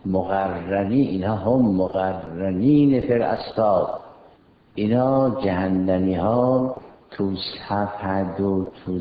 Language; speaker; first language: Persian; native; Persian